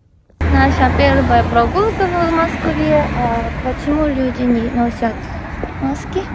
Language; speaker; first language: Russian; non-native, fluent; Korean